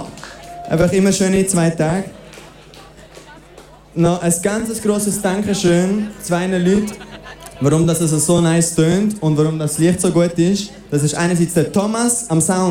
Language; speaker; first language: German; native; German